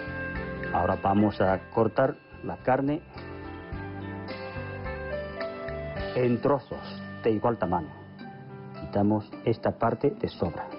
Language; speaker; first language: Spanish; non-native, fluent; Chinese